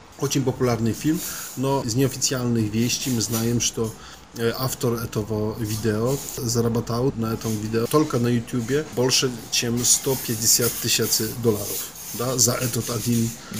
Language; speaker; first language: Russian; non-native, fluent; Polish